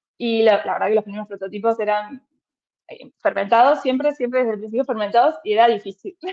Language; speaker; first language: Spanish; native; Spanish